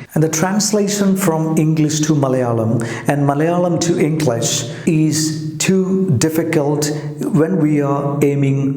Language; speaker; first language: English; non-native, local second language; Malayalam